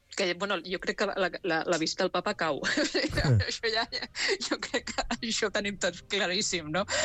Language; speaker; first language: Catalan; non-native, local second language; Spanish